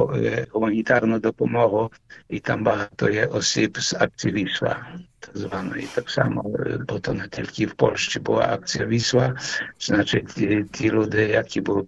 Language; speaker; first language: Ukrainian; early bilingual, heritage; Ukrainian